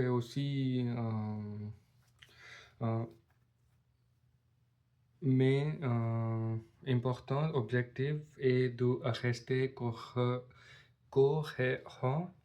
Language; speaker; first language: French; non-native, learner; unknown